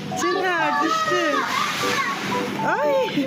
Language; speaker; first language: Turkish; native; Turkish